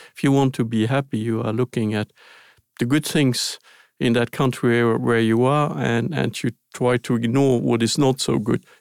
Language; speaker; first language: English; non-native, fluent; Luxembourgish